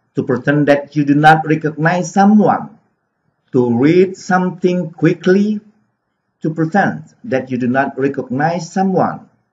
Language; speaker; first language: English; non-native, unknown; Indonesian